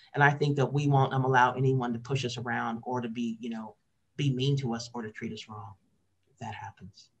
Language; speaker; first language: English; native; English